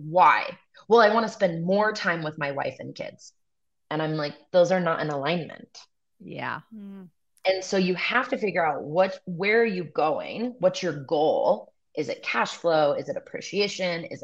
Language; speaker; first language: English; native; English